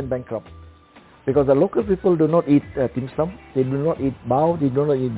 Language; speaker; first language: English; non-native, local second language; Cantonese